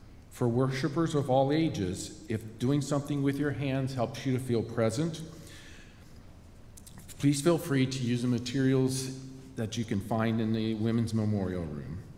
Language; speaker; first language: English; native; English